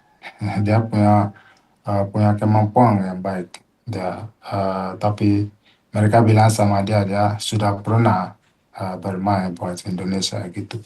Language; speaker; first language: Indonesian; non-native, fluent; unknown